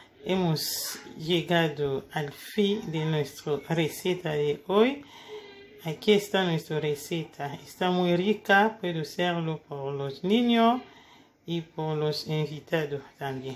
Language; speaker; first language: Spanish; non-native, learner; Lingala